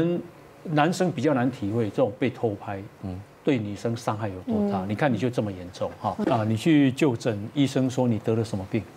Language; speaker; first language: Chinese; native; Chinese